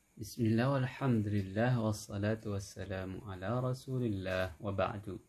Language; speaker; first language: Arabic; non-native, fluent; Indonesian